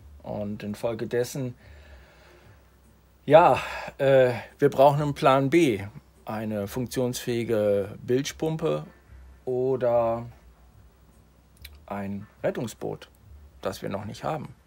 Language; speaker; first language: German; native; German